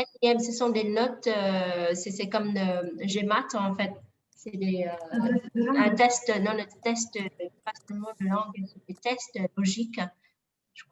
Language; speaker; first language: French; non-native, fluent; Vietnamese